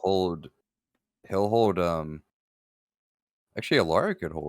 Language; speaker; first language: English; native; English